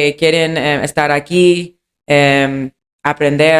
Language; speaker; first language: Spanish; non-native, learner; English